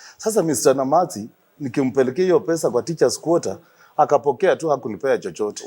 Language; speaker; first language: Swahili; non-native, local second language; Luyia